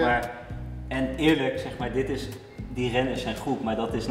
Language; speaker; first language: Dutch; native; Dutch